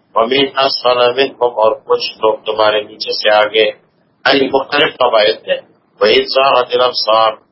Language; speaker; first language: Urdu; non-native, local second language; Pashto